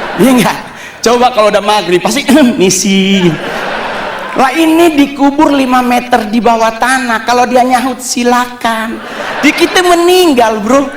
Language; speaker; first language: Indonesian; native; Indonesian